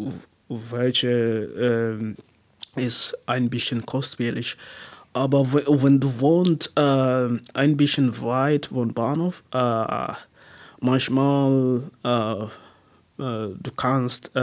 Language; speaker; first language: German; non-native, learner; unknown